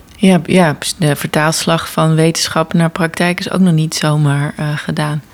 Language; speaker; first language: Dutch; native; Dutch